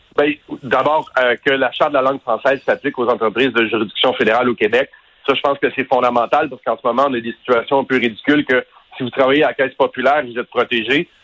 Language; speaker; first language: French; native; French